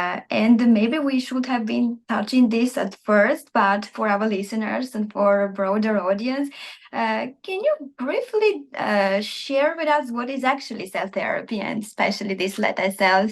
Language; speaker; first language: English; non-native, fluent; Armenian